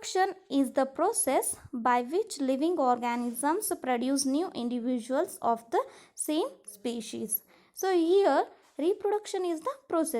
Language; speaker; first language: English; non-native, local second language; Kannada